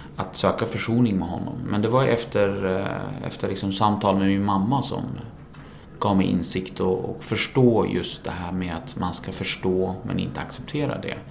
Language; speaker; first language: Swedish; early bilingual, other home language; Kurdish